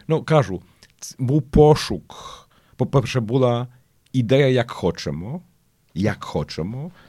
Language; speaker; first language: Ukrainian; early bilingual, heritage; Ukrainian